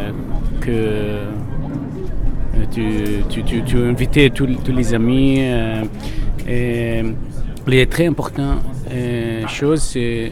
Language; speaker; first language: French; non-native, learner; Arabic